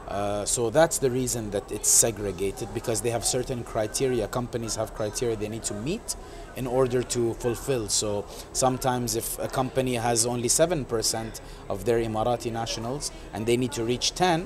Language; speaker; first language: English; non-native, local second language; Arabic